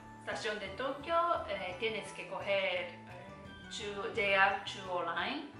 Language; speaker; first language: Spanish; non-native, learner; Japanese